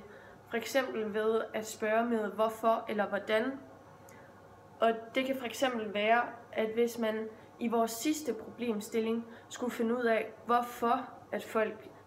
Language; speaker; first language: Danish; native; Danish